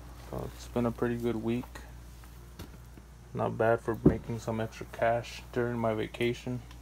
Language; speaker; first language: English; early bilingual, other home language; Spanish